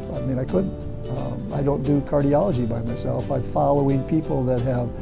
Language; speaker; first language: English; native; English